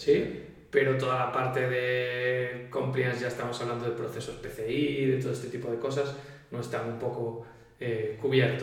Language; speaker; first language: Spanish; native; Spanish